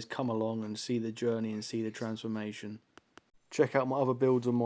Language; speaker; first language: English; native; English